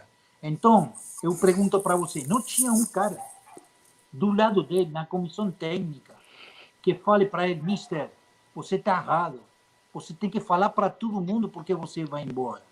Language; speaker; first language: Portuguese; non-native, fluent; Spanish